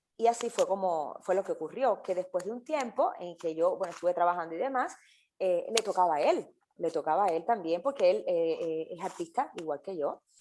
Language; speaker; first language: Spanish; native; Spanish